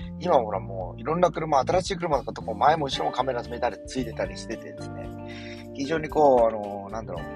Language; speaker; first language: Japanese; native; Japanese